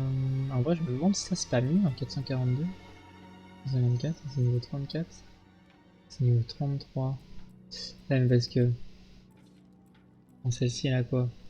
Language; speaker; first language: French; native; French